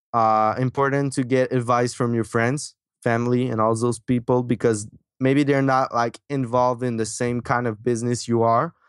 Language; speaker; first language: English; non-native, fluent; French